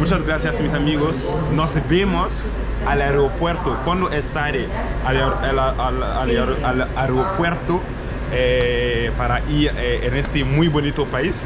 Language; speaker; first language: Spanish; non-native, learner; French